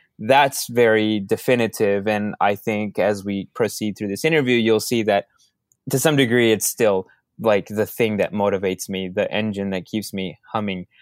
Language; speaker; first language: English; early bilingual, other home language; Spanish